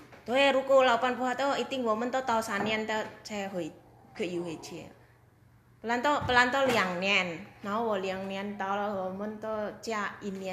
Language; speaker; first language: Chinese; non-native, fluent; Indonesian